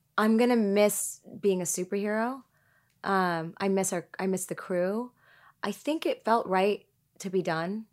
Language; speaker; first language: English; early bilingual, other home language; Tigrinya